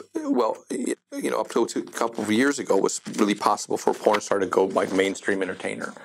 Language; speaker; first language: English; native; English